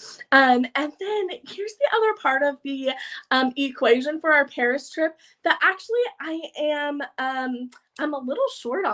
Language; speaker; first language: English; native; English